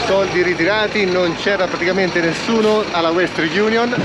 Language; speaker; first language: Italian; native; Italian